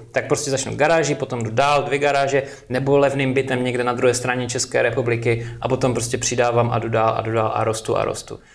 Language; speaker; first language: Czech; native; Czech